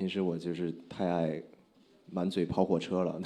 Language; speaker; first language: Chinese; native; Chinese